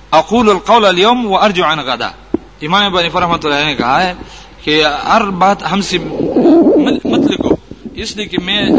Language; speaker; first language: Urdu; non-native, local second language; Pashto